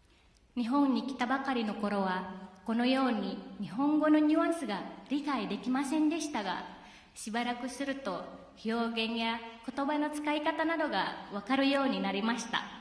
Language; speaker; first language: Japanese; non-native, fluent; Indonesian